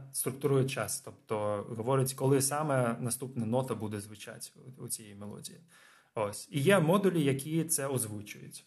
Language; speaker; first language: Ukrainian; non-native, local second language; Russian